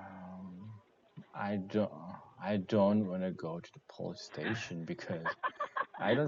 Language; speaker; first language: English; non-native, learner; Korean